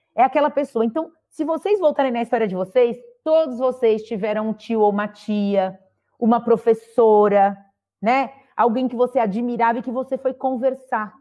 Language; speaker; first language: Portuguese; native; Portuguese